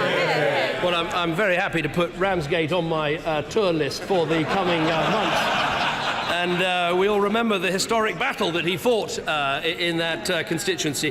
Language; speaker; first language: English; native; English